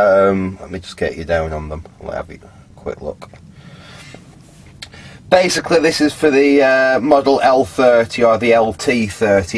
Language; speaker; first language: English; native; English